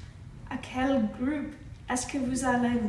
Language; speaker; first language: French; non-native, learner; English